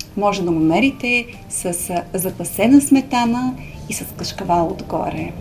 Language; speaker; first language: Bulgarian; early bilingual, heritage; Hungarian